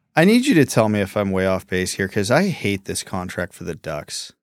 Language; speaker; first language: English; early bilingual, other home language; Ukrainian